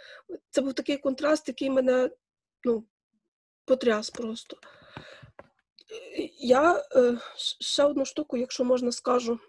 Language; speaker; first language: Ukrainian; native; Ukrainian